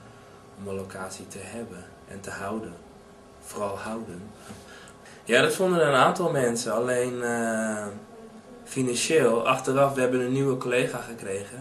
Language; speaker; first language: Dutch; native; Dutch